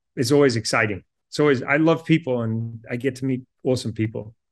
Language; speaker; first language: English; native; English